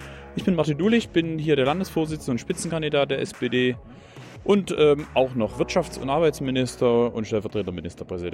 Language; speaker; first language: German; native; German